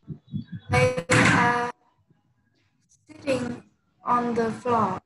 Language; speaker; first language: English; non-native, learner; Vietnamese